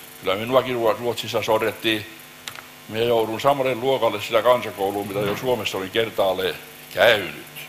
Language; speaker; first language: Finnish; native; Finnish